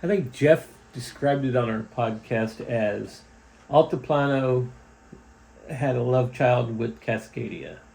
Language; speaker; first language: English; native; English